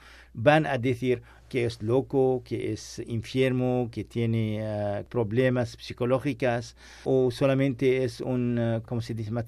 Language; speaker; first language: Spanish; non-native, learner; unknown